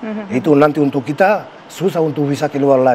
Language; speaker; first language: Indonesian; non-native, fluent; Spanish